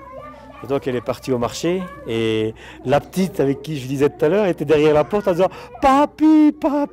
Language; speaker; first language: French; native; French